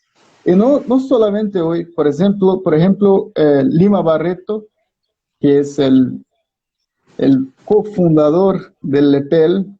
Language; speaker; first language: Spanish; non-native, fluent; Portuguese